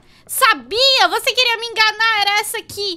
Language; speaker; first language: Portuguese; native; Portuguese